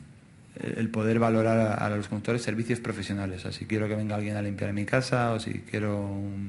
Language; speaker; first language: Spanish; native; Spanish